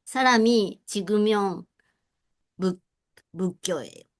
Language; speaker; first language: Korean; non-native, learner; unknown